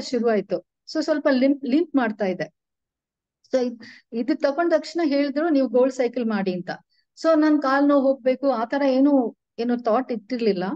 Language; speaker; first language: Kannada; non-native, local second language; Tulu